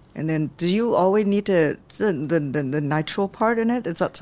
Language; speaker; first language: English; non-native, fluent; Vietnamese